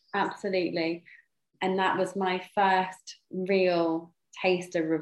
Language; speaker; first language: English; native; English